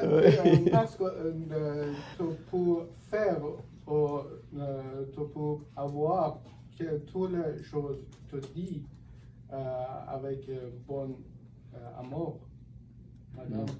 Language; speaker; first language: French; non-native, learner; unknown